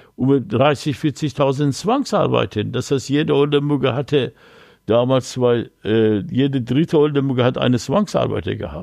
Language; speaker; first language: German; non-native, learner; Persian